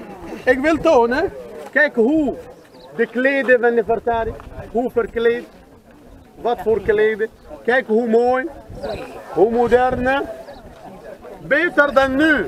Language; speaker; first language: Dutch; non-native, learner; Arabic